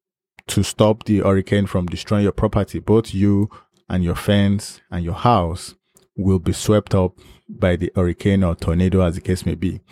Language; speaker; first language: English; non-native, local second language; Yoruba